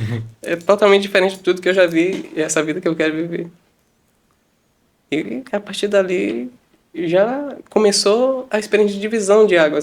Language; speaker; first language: Portuguese; native; Portuguese